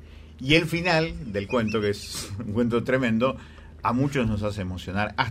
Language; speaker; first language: Spanish; native; Spanish